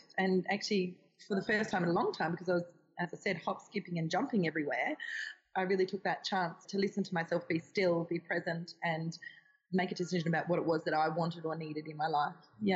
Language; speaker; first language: English; native; English